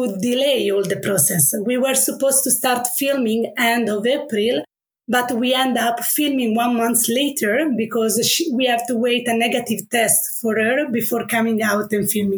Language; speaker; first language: English; non-native, fluent; Italian